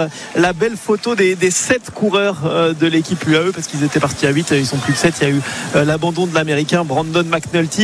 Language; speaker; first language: French; native; French